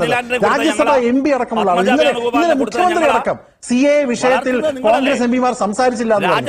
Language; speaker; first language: Malayalam; native; Malayalam